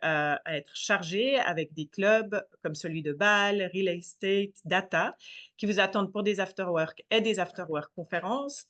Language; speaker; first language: French; native; French